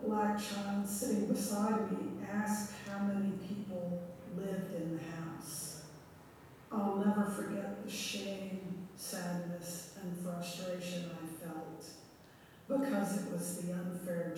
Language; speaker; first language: English; native; English